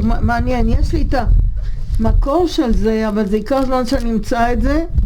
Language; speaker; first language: Hebrew; early bilingual, other home language; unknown